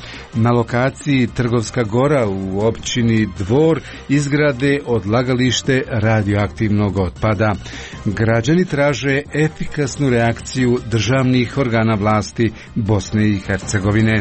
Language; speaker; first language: Croatian; native; Croatian